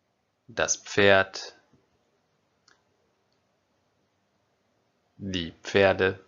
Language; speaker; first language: German; non-native, fluent; French